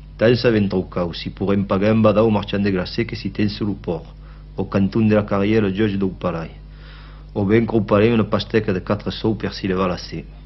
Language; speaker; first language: Occitan; native; Occitan